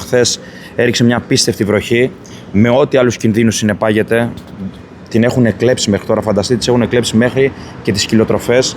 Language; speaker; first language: Greek; native; Greek